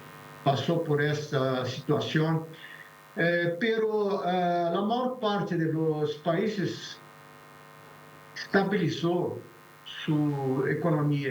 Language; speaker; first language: Spanish; non-native, fluent; Portuguese